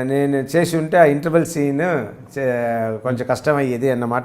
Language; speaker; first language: Telugu; early bilingual, other home language; Tamil